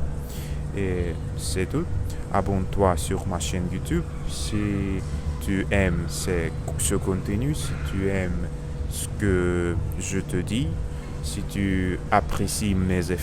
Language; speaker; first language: French; non-native, learner; Russian